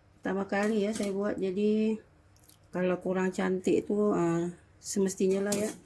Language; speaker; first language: Malay; native; Malay